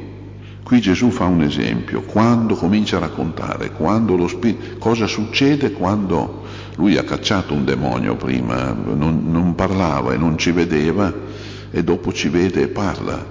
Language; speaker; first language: Italian; native; Italian